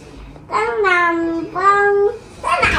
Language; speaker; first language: Vietnamese; early bilingual, heritage; Chinese